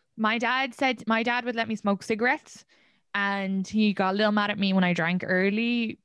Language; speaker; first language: English; native; English